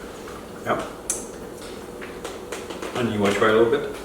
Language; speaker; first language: English; native; English